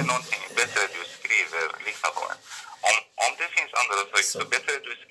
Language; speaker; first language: Swedish; non-native, learner; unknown